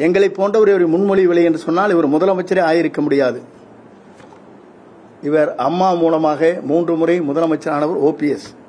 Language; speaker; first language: Tamil; native; Tamil